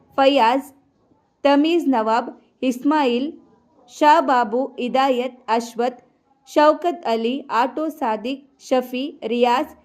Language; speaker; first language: Kannada; native; Kannada